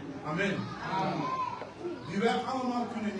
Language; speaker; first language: Dutch; non-native, fluent; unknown